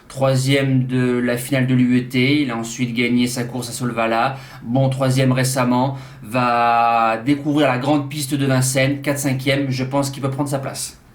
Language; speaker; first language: French; native; French